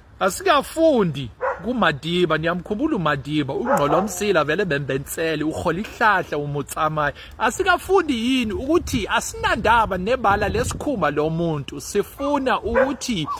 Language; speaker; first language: Zulu; non-native, local second language; Afrikaans